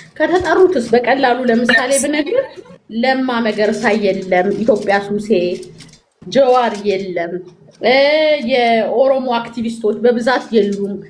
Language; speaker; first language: Amharic; native; Amharic